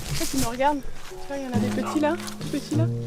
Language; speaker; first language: French; native; French